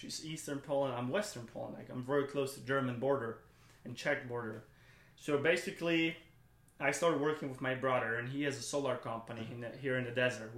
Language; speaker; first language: English; non-native, fluent; German